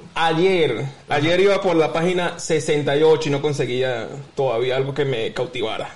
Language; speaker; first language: Spanish; native; Spanish